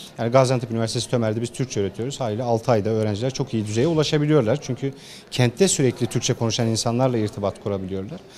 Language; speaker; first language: Turkish; native; Turkish